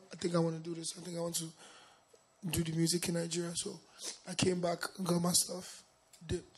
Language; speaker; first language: English; non-native, local second language; Yoruba